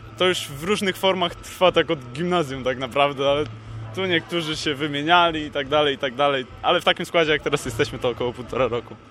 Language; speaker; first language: Polish; native; Polish